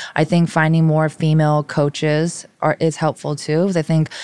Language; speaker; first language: English; early bilingual, other home language; Korean